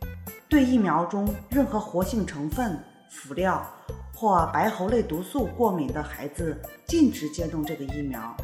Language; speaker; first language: Chinese; native; Chinese